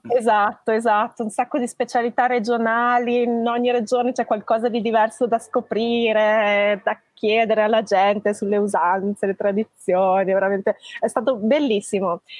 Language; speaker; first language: Italian; native; Italian